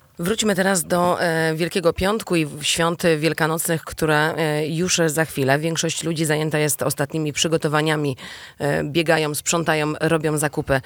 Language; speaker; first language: Polish; native; Polish